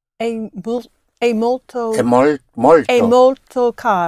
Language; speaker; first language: Italian; non-native, learner; English